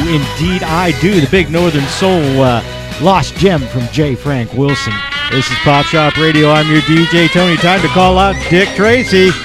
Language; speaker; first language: English; native; English